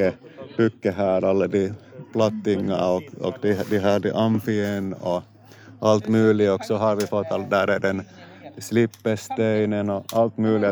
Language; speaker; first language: Swedish; non-native, local second language; Finnish